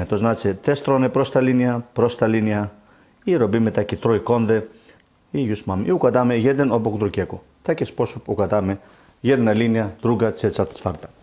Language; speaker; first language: Polish; non-native, learner; Greek